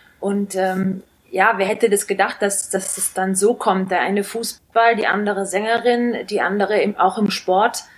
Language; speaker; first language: German; early bilingual, other home language; Italian